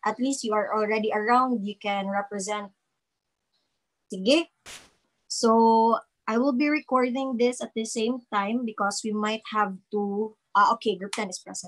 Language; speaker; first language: English; non-native, local second language; Cebuano